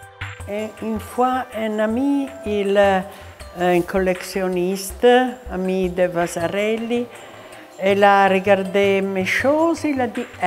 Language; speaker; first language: French; non-native, learner; Italian